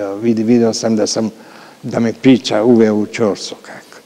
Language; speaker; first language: Serbian; non-native, local second language; Hungarian